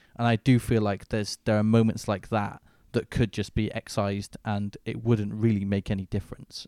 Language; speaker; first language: English; native; English